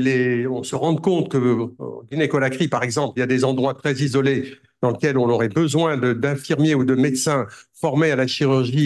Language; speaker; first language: French; native; French